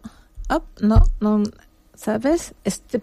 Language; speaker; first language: Spanish; non-native, fluent; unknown